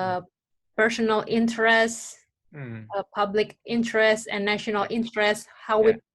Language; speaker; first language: English; non-native, local second language; Indonesian